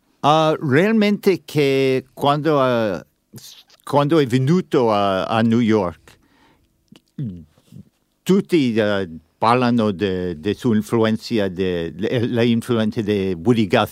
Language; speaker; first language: Italian; non-native, learner; English